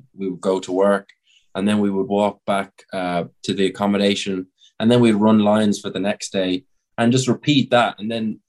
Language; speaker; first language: English; native; English